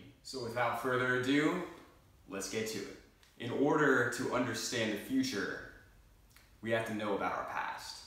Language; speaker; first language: English; native; English